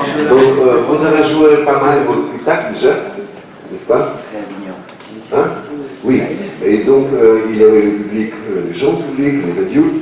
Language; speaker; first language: French; non-native, learner; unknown